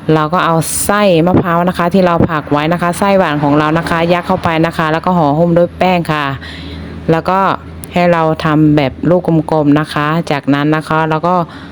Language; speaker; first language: Thai; native; Thai